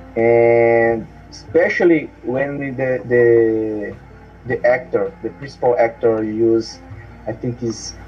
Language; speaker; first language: English; non-native, learner; Portuguese